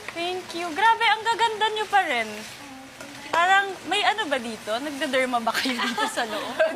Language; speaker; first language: Filipino; non-native, local second language; Bikol